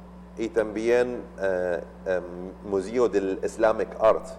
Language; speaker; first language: Spanish; non-native, learner; Arabic